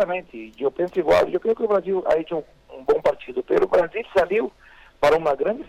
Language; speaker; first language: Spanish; non-native, fluent; Portuguese